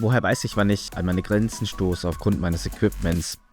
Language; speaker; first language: German; native; German